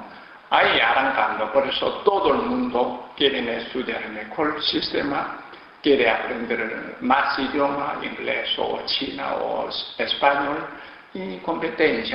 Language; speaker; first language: Spanish; non-native, learner; Korean